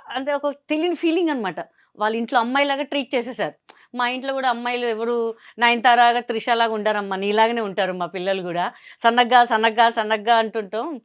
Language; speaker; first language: Telugu; non-native, local second language; Hindi